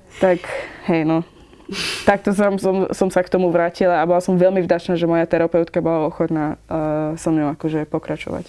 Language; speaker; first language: Slovak; non-native, fluent; Persian